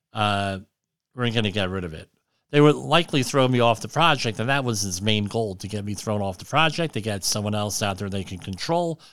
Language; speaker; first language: English; native; English